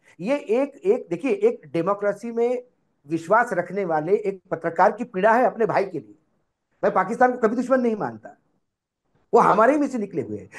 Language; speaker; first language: Hindi; non-native, local second language; Marathi